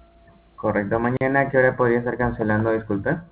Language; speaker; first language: Spanish; native; Spanish